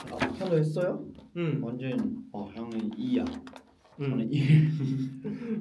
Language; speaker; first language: Korean; non-native, learner; Chinese